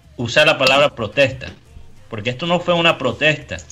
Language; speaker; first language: Spanish; early bilingual, heritage; Spanish